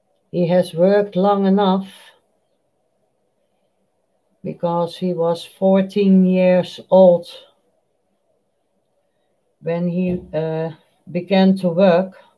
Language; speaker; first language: English; non-native, fluent; Dutch